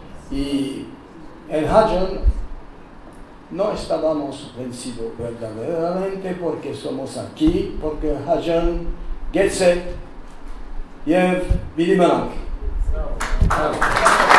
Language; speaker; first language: Spanish; non-native, learner; French